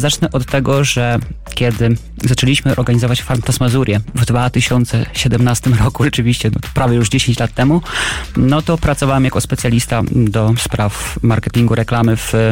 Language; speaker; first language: Polish; native; Polish